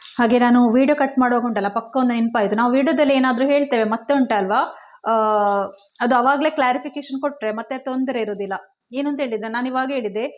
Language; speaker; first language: Kannada; non-native, local second language; Tulu